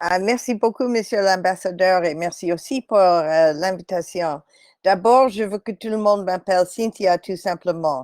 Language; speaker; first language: French; non-native, fluent; English